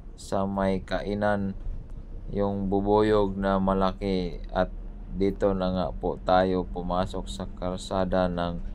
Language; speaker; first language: Filipino; non-native, local second language; Cebuano